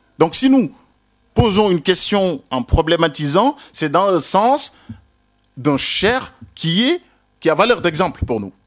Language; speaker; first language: French; non-native, local second language; Wolof